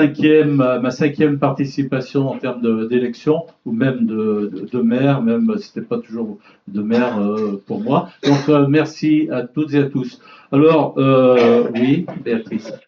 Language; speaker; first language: French; native; French